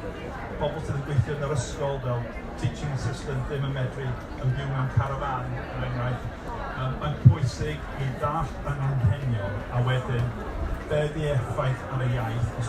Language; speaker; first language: Welsh; non-native, local second language; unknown